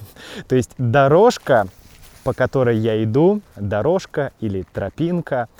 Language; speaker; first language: Russian; native; Russian